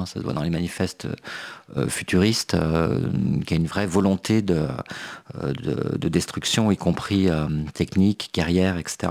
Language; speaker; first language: French; native; French